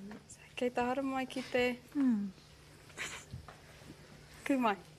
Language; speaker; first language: Māori; non-native, learner; English